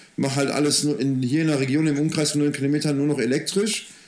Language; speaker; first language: German; native; German